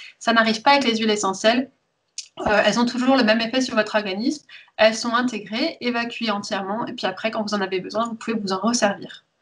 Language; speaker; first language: French; early bilingual, heritage; French